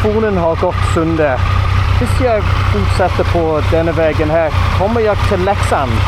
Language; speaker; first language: Swedish; non-native, learner; English